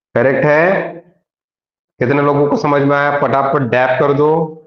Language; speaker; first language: Hindi; non-native, local second language; Marathi